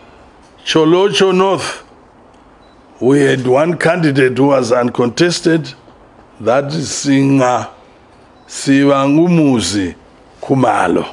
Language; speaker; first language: English; non-native, local second language; Shona